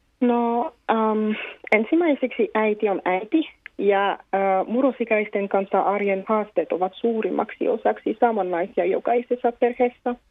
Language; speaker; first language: Finnish; non-native, fluent; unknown